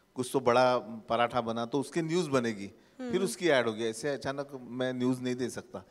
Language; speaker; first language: Hindi; non-native, local second language; Marathi